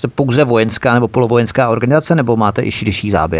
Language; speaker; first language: Czech; native; Czech